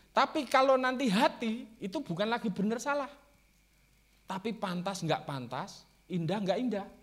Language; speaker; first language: Indonesian; non-native, local second language; Javanese